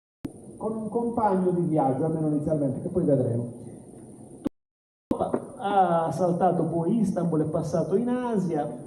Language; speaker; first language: Italian; native; Italian